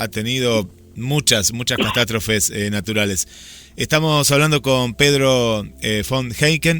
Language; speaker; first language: Spanish; native; Spanish